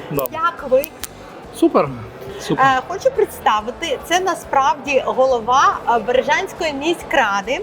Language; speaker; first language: Ukrainian; native; Ukrainian